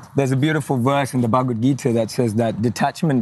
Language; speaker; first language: English; native; English